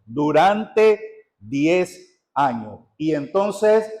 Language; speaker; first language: Spanish; native; Spanish